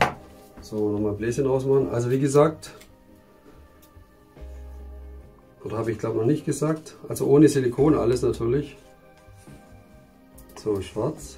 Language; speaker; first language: German; native; German